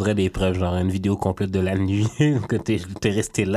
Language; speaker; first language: French; native; French